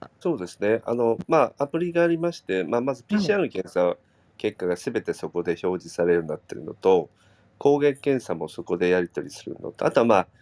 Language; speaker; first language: Japanese; native; Japanese